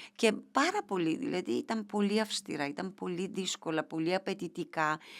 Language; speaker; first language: Greek; non-native, fluent; Bulgarian